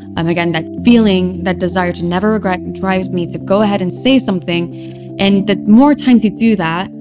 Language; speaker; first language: English; non-native, fluent; French